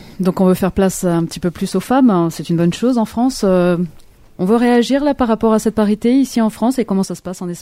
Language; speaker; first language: French; native; French